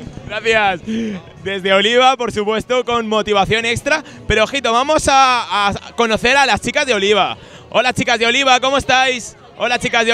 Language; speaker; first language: Spanish; native; Spanish